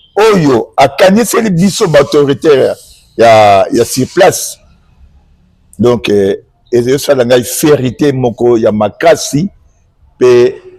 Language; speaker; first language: Lingala; non-native, local second language; Kongo